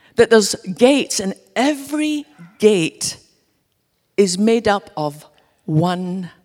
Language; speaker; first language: English; native; English